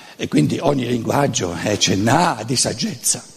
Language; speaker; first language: Italian; non-native, local second language; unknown